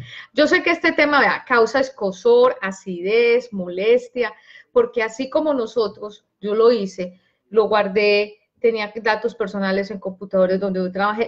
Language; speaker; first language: Spanish; native; Spanish